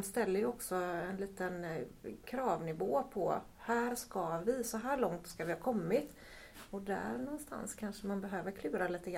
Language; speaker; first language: Swedish; native; Swedish